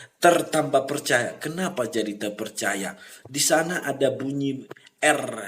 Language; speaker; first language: Indonesian; native; Indonesian